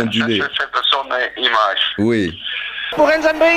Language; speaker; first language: French; non-native, learner; Dutch